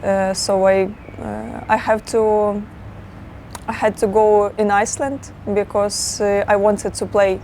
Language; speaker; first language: English; non-native, learner; Ukrainian